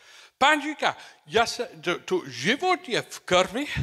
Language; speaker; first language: Czech; non-native, learner; English